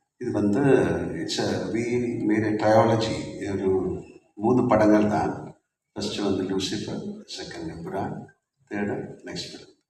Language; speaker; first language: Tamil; non-native, learner; Malayalam